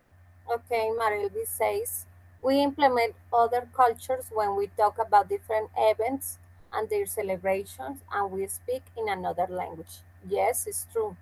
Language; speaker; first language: English; non-native, fluent; Spanish